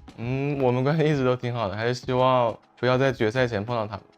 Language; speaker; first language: Chinese; native; Chinese